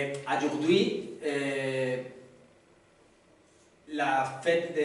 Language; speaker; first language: French; non-native, learner; Spanish